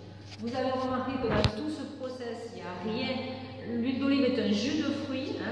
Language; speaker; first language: French; native; French